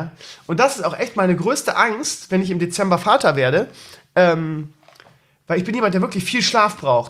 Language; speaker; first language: German; native; German